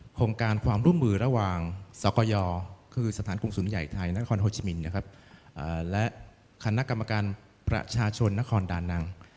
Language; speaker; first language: Thai; non-native, fluent; Vietnamese